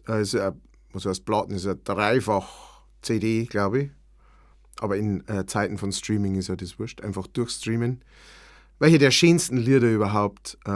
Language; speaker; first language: German; native; German